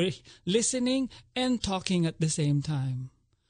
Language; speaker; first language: English; non-native, local second language; Filipino